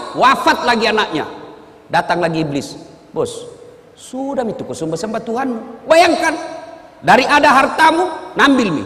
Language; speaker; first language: Indonesian; non-native, local second language; Buginese